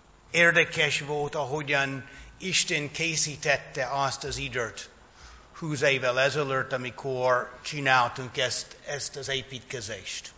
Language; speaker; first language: Hungarian; non-native, fluent; English